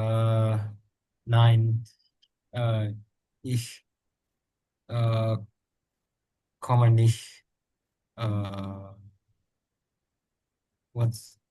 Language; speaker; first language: German; non-native, learner; Indonesian